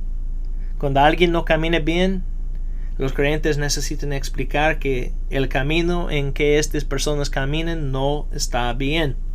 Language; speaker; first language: Spanish; non-native, fluent; English